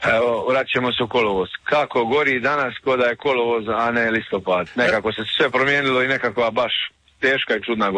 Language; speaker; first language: Serbian; native; Serbian